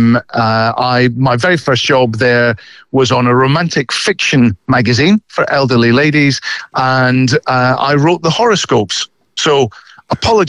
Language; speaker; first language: English; native; English